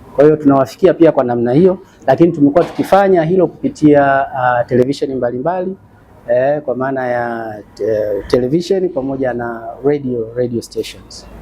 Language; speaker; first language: Swahili; native; Swahili